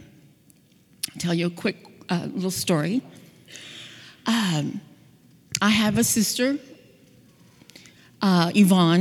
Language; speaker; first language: English; native; English